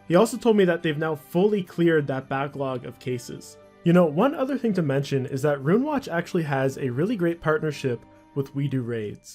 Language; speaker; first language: English; native; English